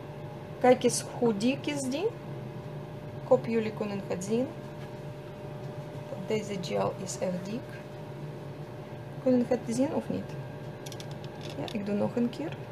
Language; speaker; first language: Dutch; non-native, fluent; Russian